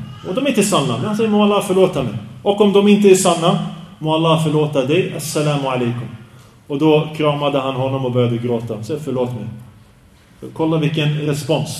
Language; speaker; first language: Swedish; early bilingual, other home language; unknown